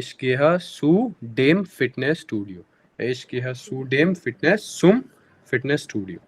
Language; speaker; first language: German; non-native, fluent; Hindi